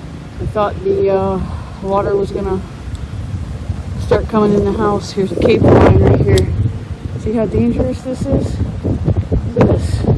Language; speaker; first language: English; native; English